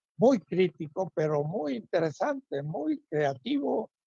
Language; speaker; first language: Spanish; native; Spanish